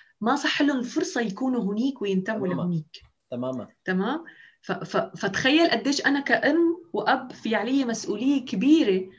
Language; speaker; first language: Arabic; native; Arabic